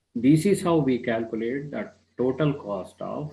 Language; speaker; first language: English; non-native, local second language; Kannada